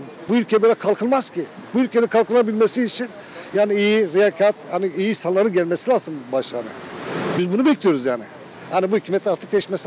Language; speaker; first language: Turkish; native; Turkish